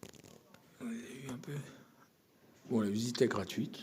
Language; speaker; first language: French; native; French